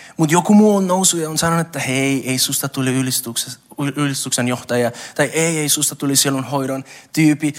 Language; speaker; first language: Finnish; non-native, fluent; Spanish